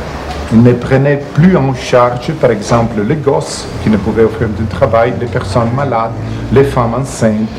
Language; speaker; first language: French; non-native, fluent; Portuguese